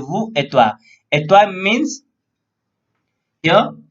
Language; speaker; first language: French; non-native, learner; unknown